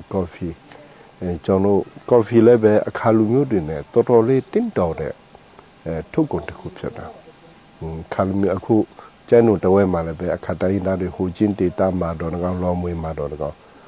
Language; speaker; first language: Burmese; non-native, local second language; Akha